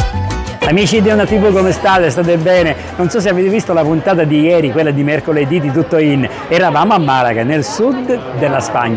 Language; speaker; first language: Italian; native; Italian